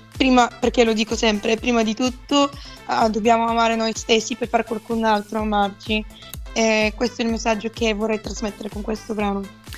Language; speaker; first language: Italian; non-native, fluent; Bulgarian